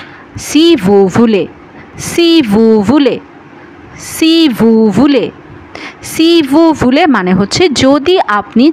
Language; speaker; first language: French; non-native, learner; Bangla